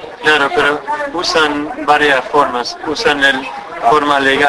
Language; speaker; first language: Spanish; non-native, fluent; English